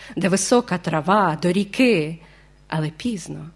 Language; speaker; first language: Ukrainian; native; Ukrainian